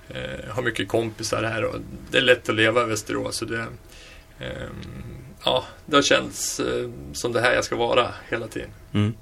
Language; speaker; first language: Swedish; native; Swedish